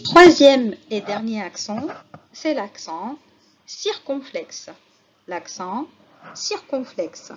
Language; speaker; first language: French; non-native, local second language; Arabic